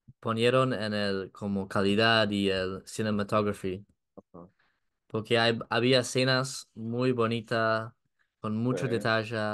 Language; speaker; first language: Spanish; non-native, learner; English